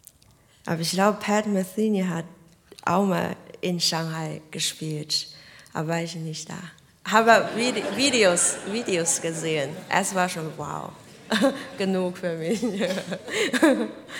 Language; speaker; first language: German; non-native, fluent; Chinese